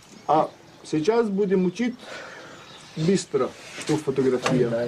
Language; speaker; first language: Russian; non-native, learner; French